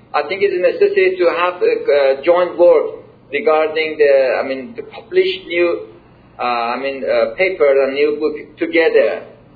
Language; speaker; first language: English; non-native, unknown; Persian